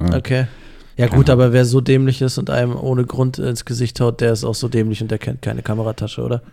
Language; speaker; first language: German; native; German